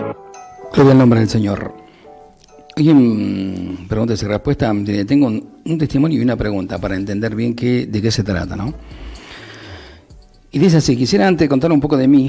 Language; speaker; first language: Spanish; native; Spanish